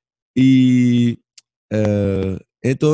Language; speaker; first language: Spanish; non-native, fluent; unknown